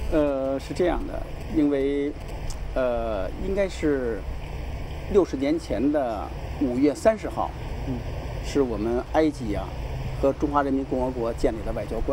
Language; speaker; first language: Chinese; native; Chinese